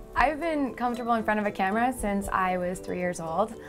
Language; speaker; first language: English; native; English